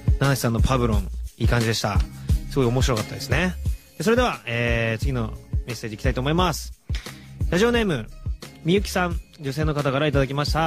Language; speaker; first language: Japanese; native; Japanese